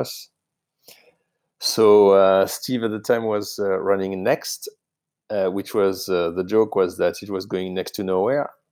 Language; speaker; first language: English; non-native, fluent; French